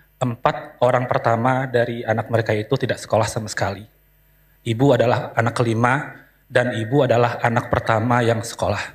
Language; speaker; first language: Indonesian; native; Indonesian